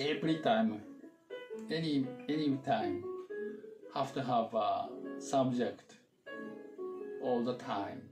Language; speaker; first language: English; non-native, learner; Thai